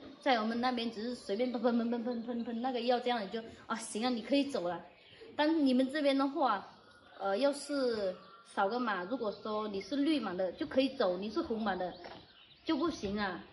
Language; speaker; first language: Chinese; non-native, fluent; Vietnamese